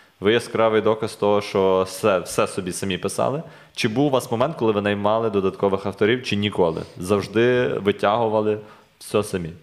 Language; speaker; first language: Ukrainian; native; Ukrainian